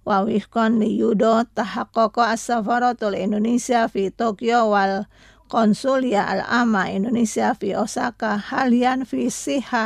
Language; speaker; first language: Arabic; non-native, fluent; Indonesian